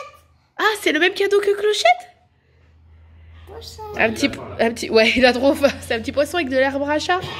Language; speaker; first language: French; native; French